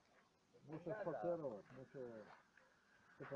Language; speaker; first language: Polish; non-native, learner; Ukrainian